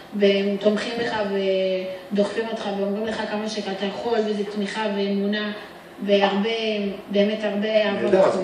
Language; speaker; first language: Hebrew; early bilingual, other home language; Amharic